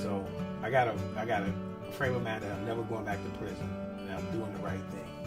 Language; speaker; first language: English; native; English